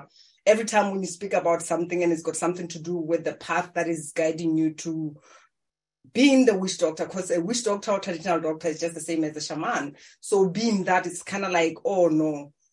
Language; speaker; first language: English; non-native, local second language; Tswana